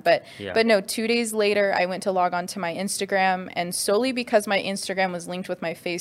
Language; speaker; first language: English; native; English